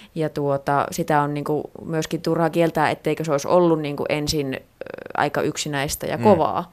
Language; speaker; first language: Finnish; native; Finnish